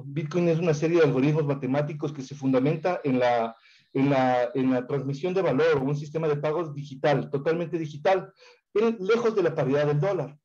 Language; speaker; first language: Spanish; native; Spanish